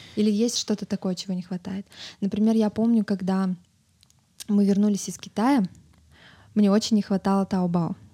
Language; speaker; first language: Russian; native; Russian